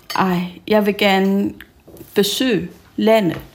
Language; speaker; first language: Danish; non-native, fluent; Malay